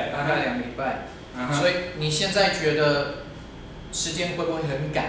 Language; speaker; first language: Chinese; non-native, fluent; English